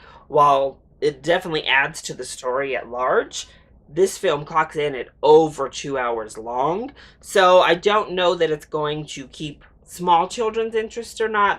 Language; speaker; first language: English; native; English